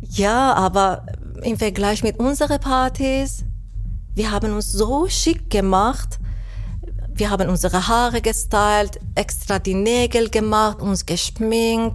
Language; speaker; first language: German; non-native, fluent; Persian